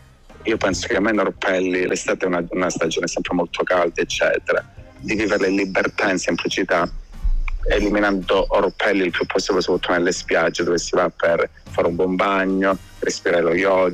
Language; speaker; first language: Italian; native; Italian